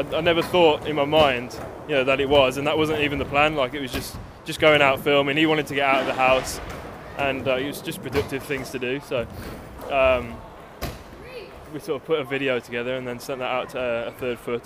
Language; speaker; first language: English; native; English